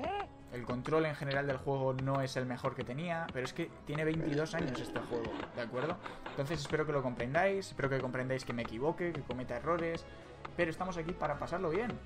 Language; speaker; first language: Spanish; native; Spanish